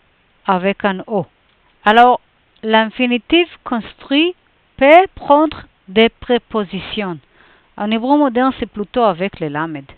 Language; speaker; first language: French; non-native, fluent; Hebrew